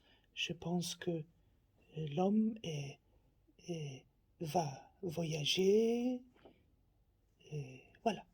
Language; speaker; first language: French; non-native, learner; Faroese